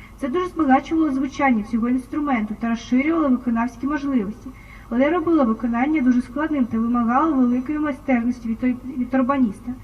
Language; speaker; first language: Ukrainian; native; Ukrainian